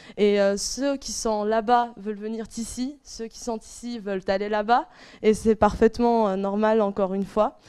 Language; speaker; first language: French; non-native, local second language; Arabic